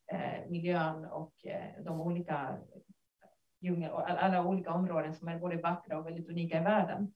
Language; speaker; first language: Swedish; non-native, fluent; Spanish